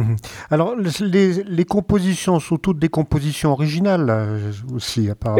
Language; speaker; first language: French; native; French